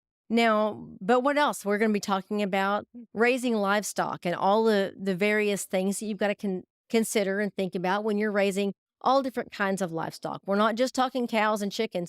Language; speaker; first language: English; native; English